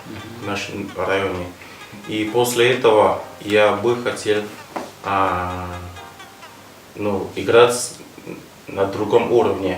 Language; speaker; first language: Russian; non-native, fluent; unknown